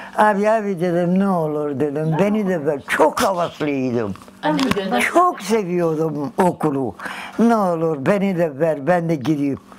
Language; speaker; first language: Turkish; early bilingual, other home language; Kurdish